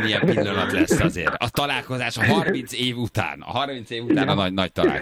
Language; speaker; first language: Hungarian; native; Hungarian